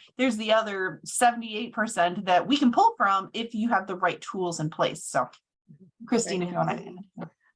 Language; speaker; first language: English; native; English